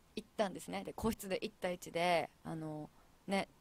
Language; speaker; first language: Japanese; native; Japanese